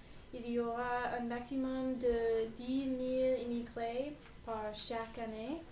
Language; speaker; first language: French; non-native, learner; English